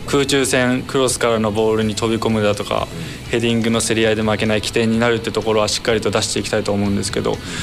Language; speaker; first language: Japanese; native; Japanese